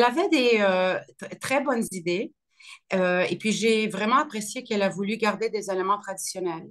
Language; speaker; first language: French; early bilingual, other home language; Arabic